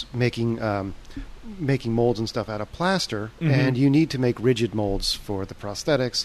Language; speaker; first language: English; native; English